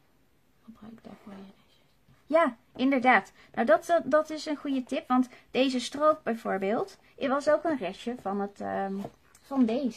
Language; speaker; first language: Dutch; native; Dutch